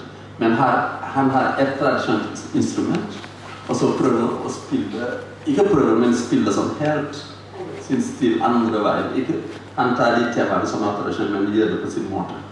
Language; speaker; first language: Norwegian; non-native, fluent; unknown